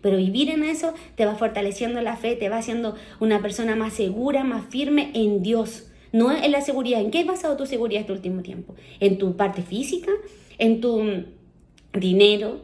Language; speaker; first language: Spanish; native; Spanish